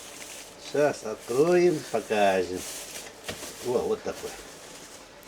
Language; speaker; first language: Russian; non-native, fluent; Uzbek